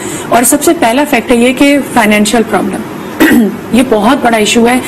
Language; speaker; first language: Urdu; native; Urdu